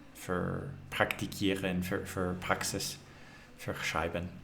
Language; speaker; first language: German; non-native, learner; English